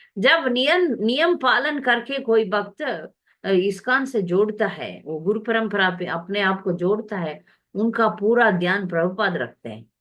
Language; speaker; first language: Hindi; non-native, local second language; Tamil